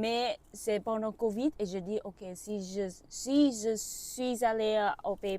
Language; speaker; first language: French; non-native, learner; Vietnamese